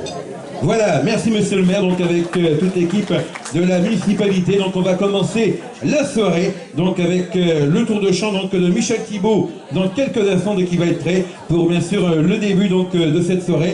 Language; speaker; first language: French; native; French